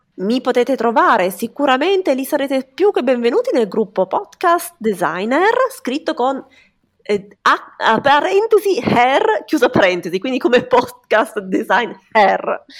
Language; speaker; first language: Italian; native; Italian